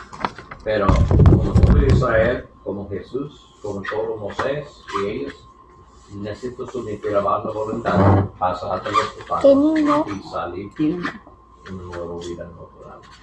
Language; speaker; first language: Spanish; non-native, learner; English